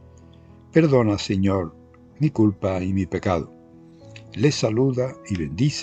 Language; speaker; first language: Spanish; native; Spanish